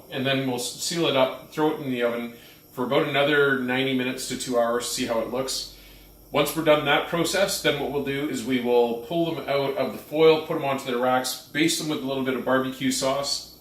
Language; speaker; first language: English; native; English